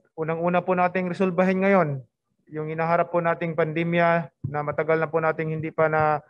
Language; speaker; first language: Filipino; non-native, local second language; Cebuano